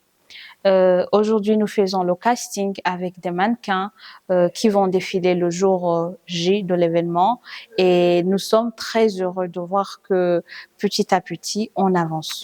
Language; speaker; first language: French; non-native, local second language; Rundi